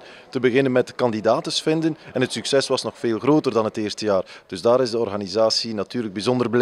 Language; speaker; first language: Dutch; native; Dutch